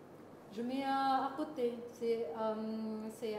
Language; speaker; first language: French; non-native, learner; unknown